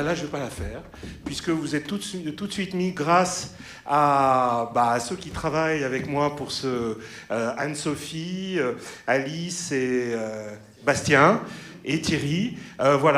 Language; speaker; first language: French; native; French